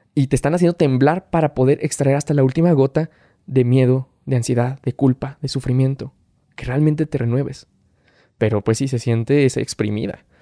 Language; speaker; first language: Spanish; native; Spanish